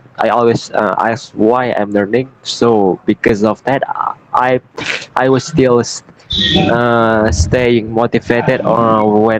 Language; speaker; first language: English; non-native, learner; Indonesian